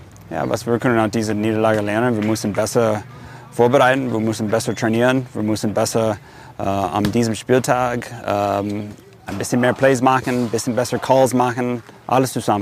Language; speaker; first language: German; non-native, fluent; English